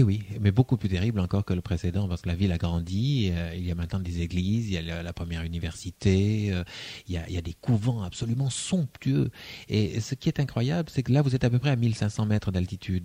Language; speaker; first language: French; native; French